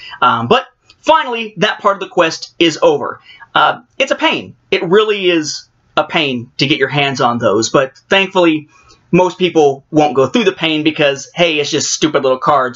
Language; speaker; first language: English; native; English